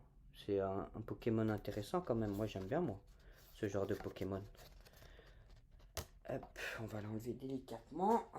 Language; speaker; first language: French; native; French